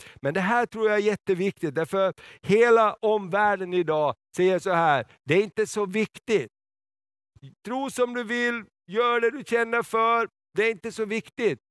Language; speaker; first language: Swedish; native; Swedish